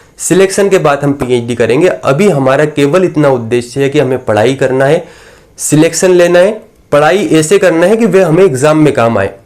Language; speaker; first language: Hindi; native; Hindi